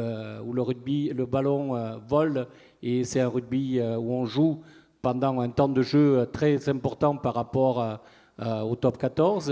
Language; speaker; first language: French; native; French